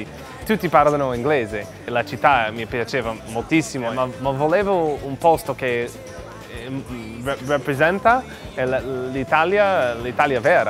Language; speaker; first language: Italian; non-native, learner; English